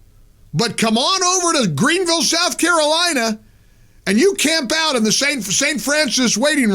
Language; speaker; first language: English; native; English